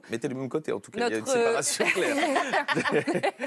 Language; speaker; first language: French; native; French